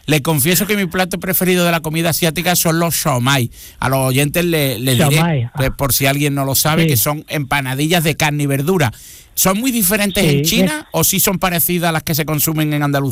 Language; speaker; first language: Spanish; native; Spanish